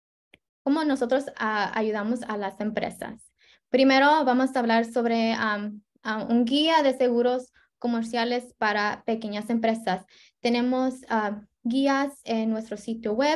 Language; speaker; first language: Spanish; early bilingual, heritage; Spanish